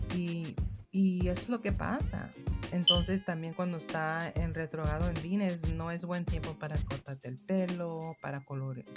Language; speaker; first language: Spanish; non-native, fluent; English